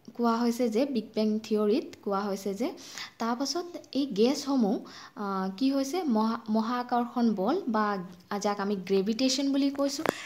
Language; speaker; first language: Assamese; non-native, local second language; Bangla